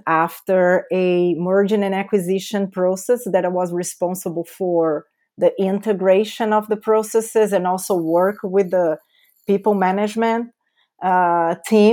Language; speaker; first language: English; non-native, fluent; Portuguese